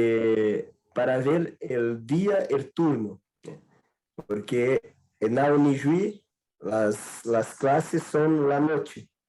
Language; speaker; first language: Spanish; non-native, learner; Portuguese